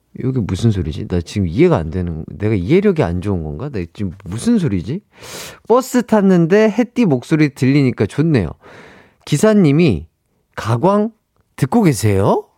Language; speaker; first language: Korean; native; Korean